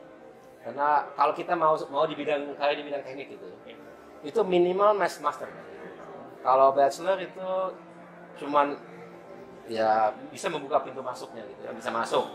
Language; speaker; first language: Indonesian; early bilingual, heritage; German